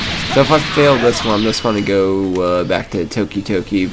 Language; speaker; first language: English; native; English